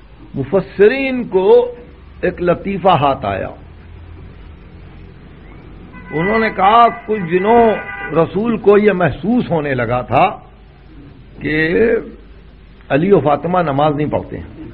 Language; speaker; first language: Urdu; native; Urdu